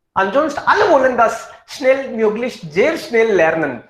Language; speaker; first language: German; non-native, fluent; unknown